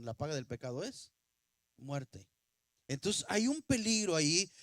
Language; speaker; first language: Spanish; native; Spanish